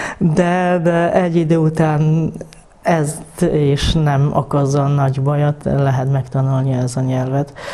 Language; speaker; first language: Hungarian; non-native, fluent; Polish